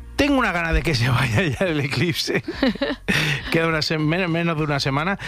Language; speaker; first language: Spanish; native; Spanish